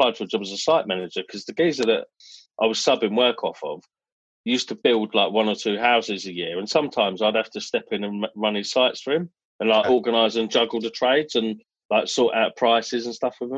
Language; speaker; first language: English; native; English